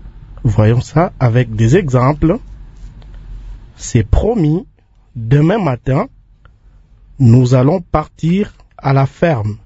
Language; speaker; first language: French; non-native, local second language; Lingala